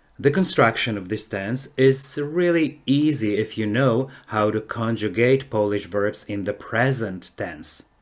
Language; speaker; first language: English; non-native, fluent; Polish